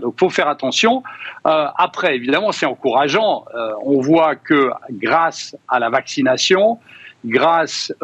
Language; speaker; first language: French; native; French